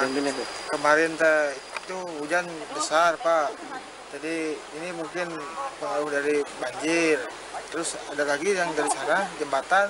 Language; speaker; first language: Indonesian; non-native, local second language; Sundanese